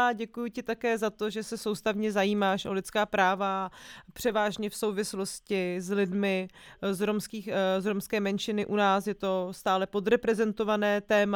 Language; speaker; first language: Czech; native; Czech